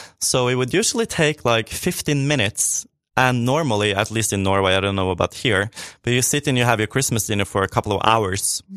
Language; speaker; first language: English; non-native, fluent; Norwegian